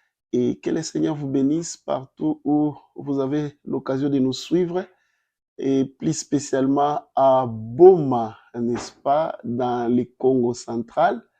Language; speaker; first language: French; non-native, local second language; Lingala